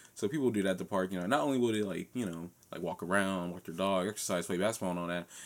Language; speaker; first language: English; native; English